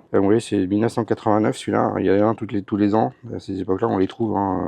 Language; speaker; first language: French; native; French